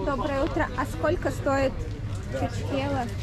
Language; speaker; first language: Russian; native; Russian